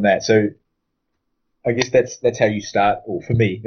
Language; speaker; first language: English; native; English